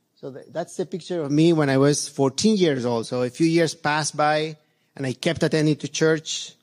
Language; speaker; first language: English; non-native, fluent; Spanish